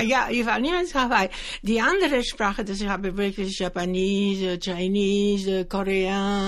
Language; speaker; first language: German; non-native, learner; Greek